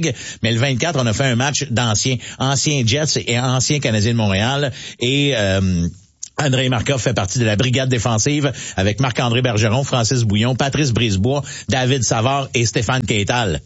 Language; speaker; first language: French; native; French